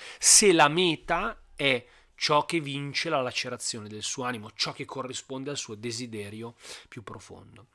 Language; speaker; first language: Italian; native; Italian